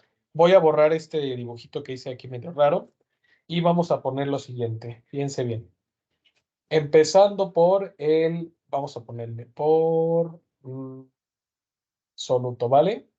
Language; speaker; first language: Spanish; native; Spanish